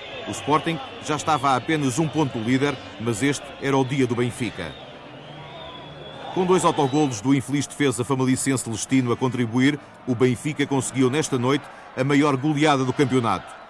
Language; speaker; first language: Portuguese; native; Portuguese